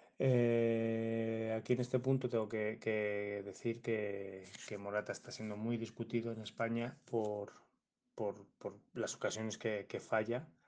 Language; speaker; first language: Spanish; native; Spanish